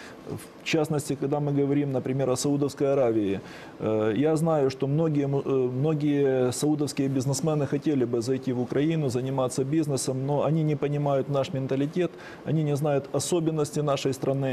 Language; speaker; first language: Russian; native; Russian